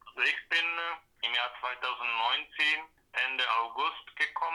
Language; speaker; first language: German; non-native, fluent; Slovak